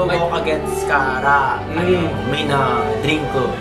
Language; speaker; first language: Japanese; non-native, learner; Filipino